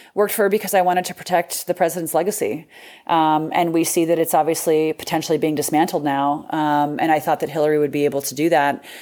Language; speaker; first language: English; native; English